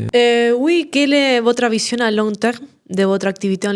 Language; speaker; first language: French; non-native, learner; Spanish